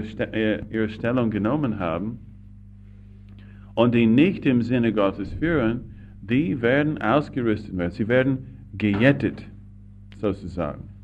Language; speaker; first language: German; non-native, fluent; English